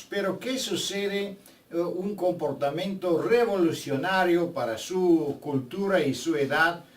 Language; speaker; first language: Spanish; non-native, fluent; Bulgarian